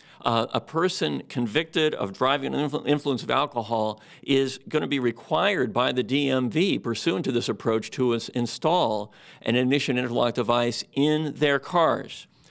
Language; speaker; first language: English; native; English